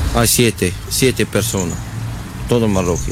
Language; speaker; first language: Spanish; non-native, learner; Arabic